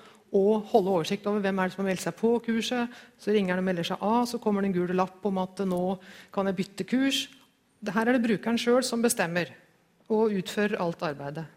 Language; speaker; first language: Norwegian; native; Norwegian